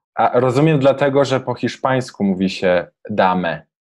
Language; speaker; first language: Polish; native; Polish